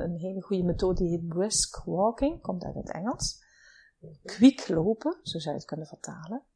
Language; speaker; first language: Dutch; native; Dutch